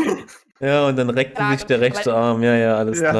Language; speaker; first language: German; native; German